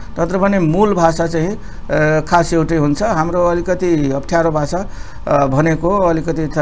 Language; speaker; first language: Nepali; non-native, local second language; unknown